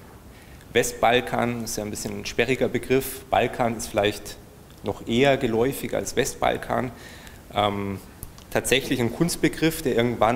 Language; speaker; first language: German; native; German